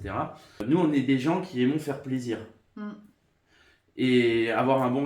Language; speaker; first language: French; native; French